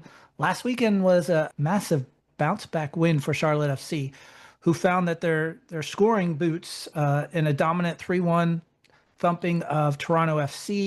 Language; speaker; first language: English; native; English